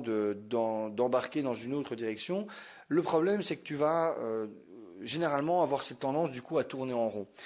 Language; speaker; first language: French; native; French